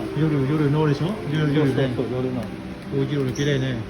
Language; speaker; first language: Japanese; non-native, learner; Hmong